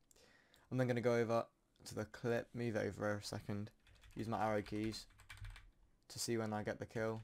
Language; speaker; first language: English; native; English